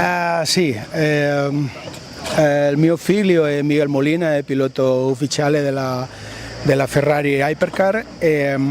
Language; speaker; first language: Italian; non-native, learner; Spanish